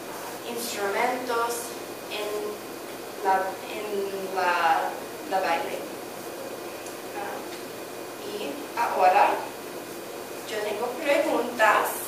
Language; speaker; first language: Spanish; non-native, learner; English